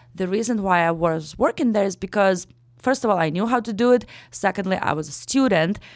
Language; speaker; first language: English; non-native, fluent; Ukrainian